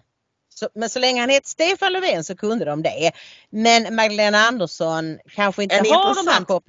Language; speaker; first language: Swedish; native; Swedish